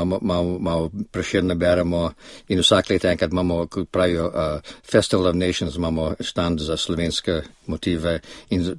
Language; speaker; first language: Slovenian; early bilingual, other home language; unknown